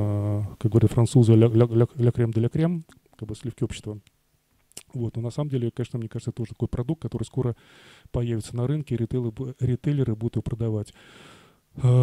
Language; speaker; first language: Russian; native; Russian